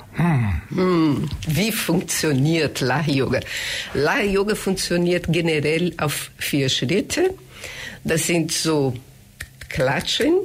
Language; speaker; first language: German; non-native, fluent; Portuguese